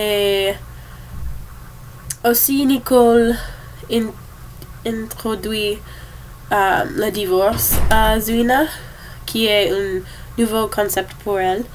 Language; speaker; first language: French; non-native, learner; English